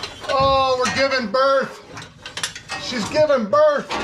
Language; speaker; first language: English; native; English